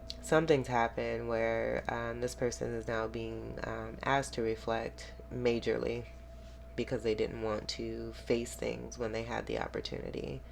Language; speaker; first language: English; native; English